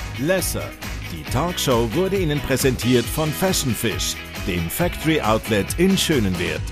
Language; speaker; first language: German; non-native, fluent; Estonian